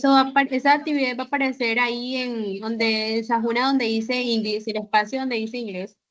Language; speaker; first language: Spanish; native; Spanish